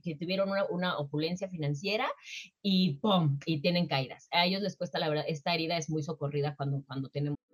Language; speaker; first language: Spanish; native; Spanish